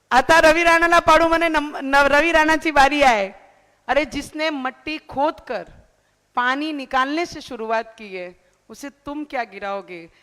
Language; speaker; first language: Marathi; non-native, local second language; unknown